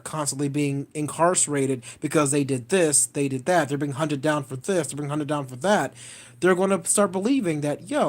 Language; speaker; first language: English; native; English